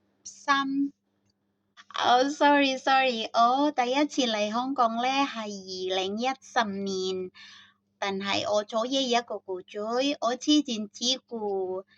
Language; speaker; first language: Cantonese; non-native, fluent; Indonesian